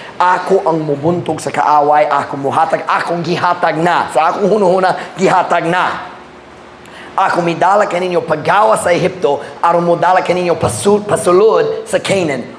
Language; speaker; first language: Cebuano; non-native, fluent; English